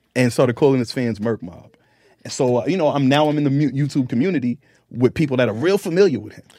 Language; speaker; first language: English; native; English